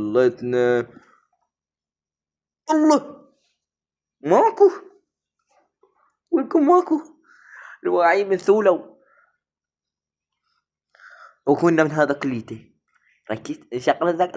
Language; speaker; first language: Arabic; native; Arabic